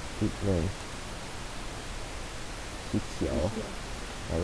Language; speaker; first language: Thai; native; Thai